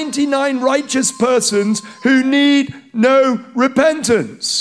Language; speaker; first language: English; non-native, local second language; Hausa